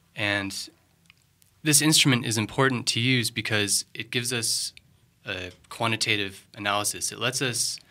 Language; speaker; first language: English; native; English